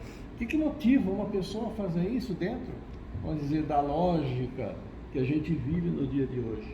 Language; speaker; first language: Portuguese; native; Portuguese